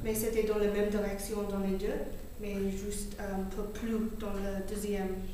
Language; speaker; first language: French; non-native, learner; English